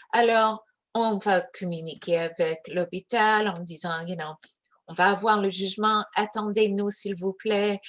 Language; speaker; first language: French; early bilingual, heritage; English